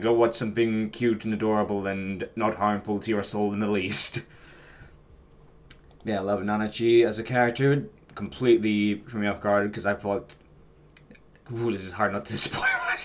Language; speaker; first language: English; native; English